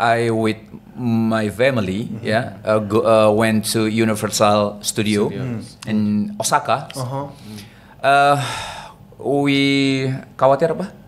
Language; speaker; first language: English; non-native, learner; Indonesian